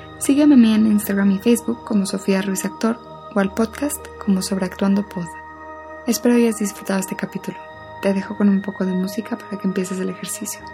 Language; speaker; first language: Spanish; native; Spanish